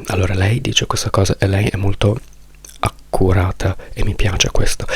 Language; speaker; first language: Italian; native; Italian